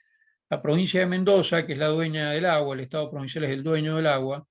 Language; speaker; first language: Spanish; native; Spanish